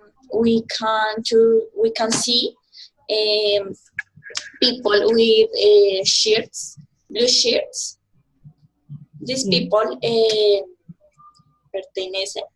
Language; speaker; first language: English; non-native, learner; Spanish